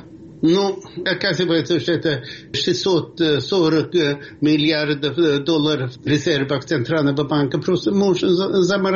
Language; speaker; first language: Russian; non-native, fluent; Swedish